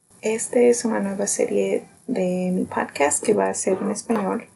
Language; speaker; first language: Spanish; early bilingual, heritage; Spanish